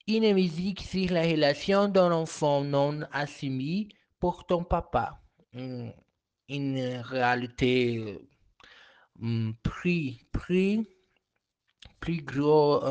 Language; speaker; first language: French; non-native, learner; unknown